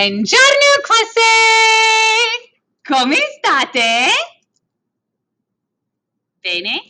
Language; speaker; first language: Italian; non-native, fluent; English